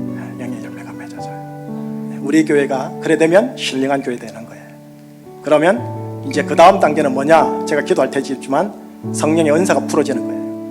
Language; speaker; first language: Korean; native; Korean